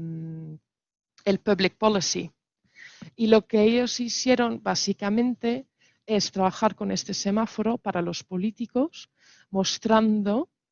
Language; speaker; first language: Spanish; non-native, fluent; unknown